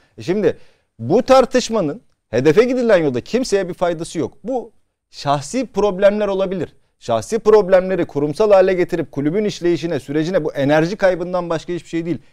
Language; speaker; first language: Turkish; native; Turkish